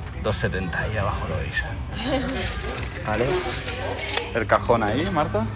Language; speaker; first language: Spanish; non-native, local second language; Catalan